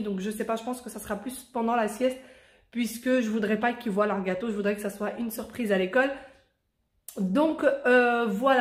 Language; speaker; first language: French; native; French